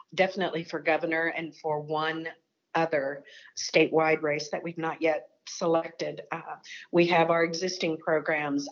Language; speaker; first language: English; native; English